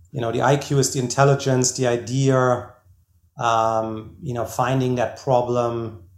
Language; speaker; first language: English; non-native, fluent; German